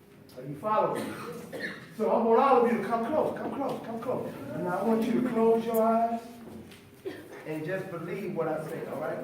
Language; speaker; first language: English; native; English